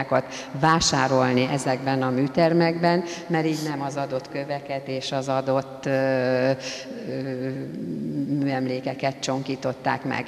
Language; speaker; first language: Hungarian; native; Hungarian